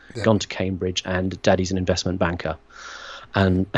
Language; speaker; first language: English; native; English